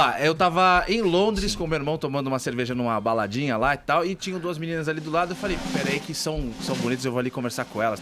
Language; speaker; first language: Portuguese; native; Portuguese